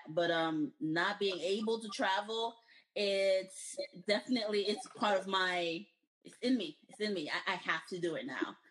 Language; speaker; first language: English; native; English